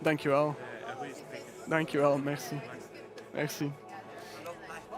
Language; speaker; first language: Dutch; native; Dutch